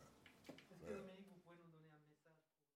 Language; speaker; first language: French; native; French